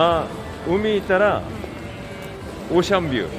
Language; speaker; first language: Japanese; non-native, learner; Korean